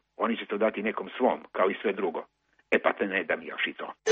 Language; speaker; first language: Croatian; native; Croatian